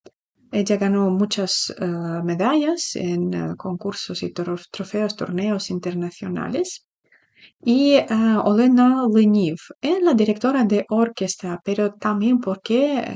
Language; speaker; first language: Spanish; non-native, fluent; Ukrainian